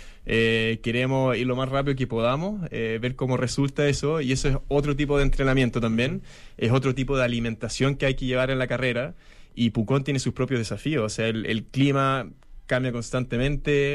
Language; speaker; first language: Spanish; native; Spanish